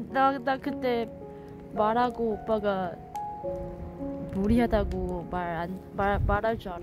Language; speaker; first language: Korean; non-native, learner; Chinese